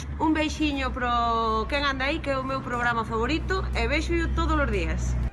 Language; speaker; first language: Galician; native; Galician